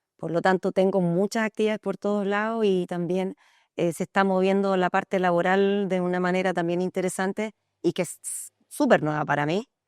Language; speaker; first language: Spanish; early bilingual, other home language; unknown